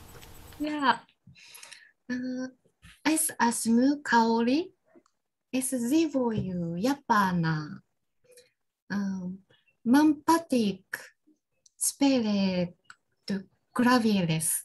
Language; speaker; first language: Latvian; non-native, learner; Japanese